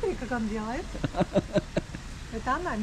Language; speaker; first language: Russian; native; Russian